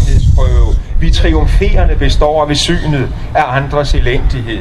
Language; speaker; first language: Danish; native; Danish